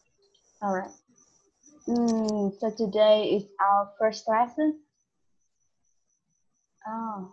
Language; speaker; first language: English; non-native, learner; Vietnamese